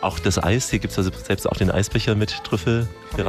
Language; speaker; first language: German; native; German